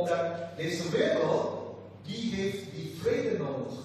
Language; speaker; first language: Dutch; non-native, fluent; Indonesian